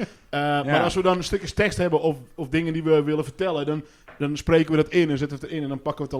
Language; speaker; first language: Dutch; native; Dutch